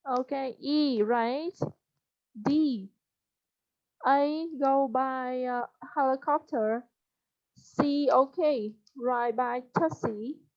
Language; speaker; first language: English; non-native, fluent; Vietnamese